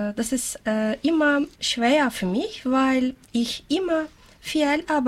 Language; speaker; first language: German; non-native, learner; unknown